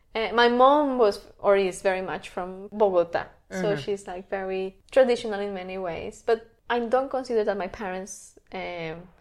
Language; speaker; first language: English; non-native, fluent; Spanish